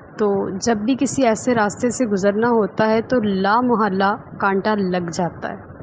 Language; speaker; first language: Urdu; native; Urdu